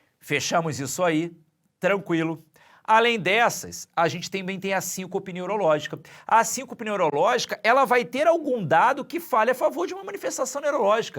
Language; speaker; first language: Portuguese; native; Portuguese